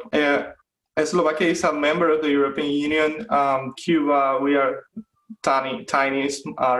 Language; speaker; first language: English; non-native, fluent; Spanish